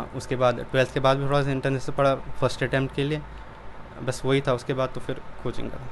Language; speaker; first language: Hindi; native; Hindi